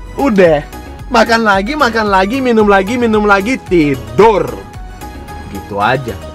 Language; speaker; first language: Indonesian; non-native, fluent; Russian